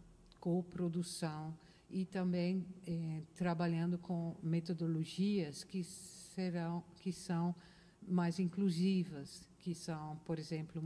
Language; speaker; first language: Portuguese; non-native, fluent; Dutch